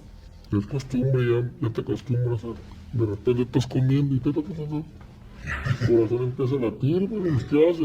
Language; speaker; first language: Spanish; native; Spanish